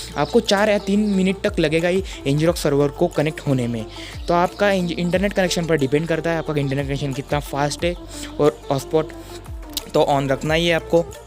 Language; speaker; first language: Hindi; non-native, local second language; Marathi